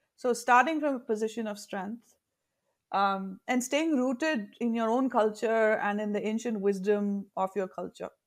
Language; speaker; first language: English; non-native, local second language; Tamil